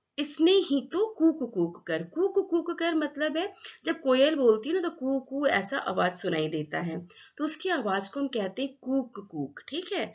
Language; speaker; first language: Hindi; non-native, local second language; Assamese